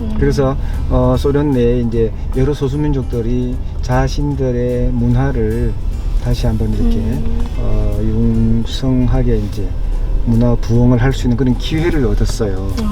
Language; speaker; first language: Korean; native; Korean